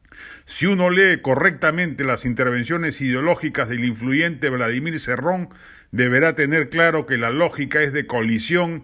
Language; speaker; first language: Spanish; native; Spanish